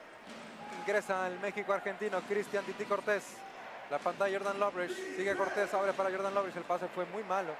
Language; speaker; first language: Spanish; native; Spanish